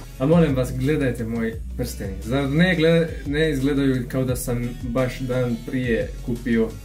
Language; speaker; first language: Bosnian; non-native, fluent; Arabic